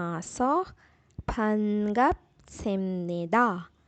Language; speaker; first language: Korean; non-native, fluent; Urdu